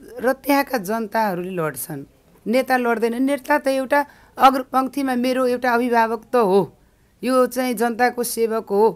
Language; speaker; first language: Nepali; non-native, local second language; Maithili